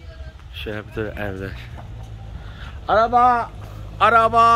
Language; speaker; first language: Turkish; non-native, learner; Chinese